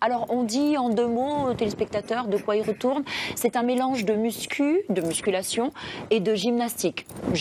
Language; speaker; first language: French; native; French